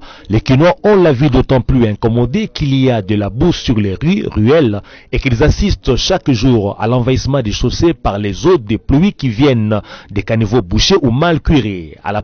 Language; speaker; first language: French; native; French